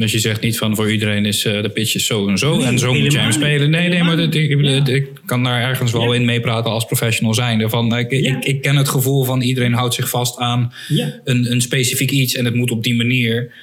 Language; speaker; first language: Dutch; native; Dutch